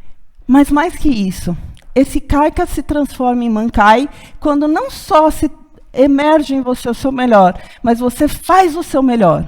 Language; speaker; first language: Portuguese; native; Portuguese